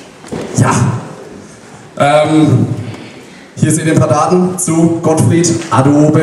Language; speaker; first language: German; native; German